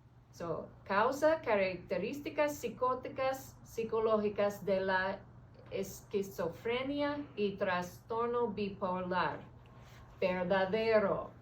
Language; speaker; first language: Spanish; non-native, learner; English